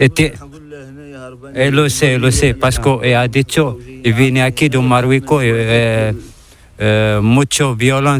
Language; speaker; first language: Spanish; non-native, learner; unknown